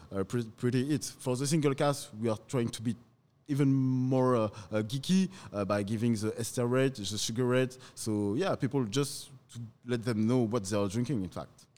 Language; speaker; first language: English; non-native, fluent; French